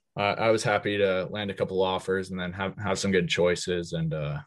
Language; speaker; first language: English; native; English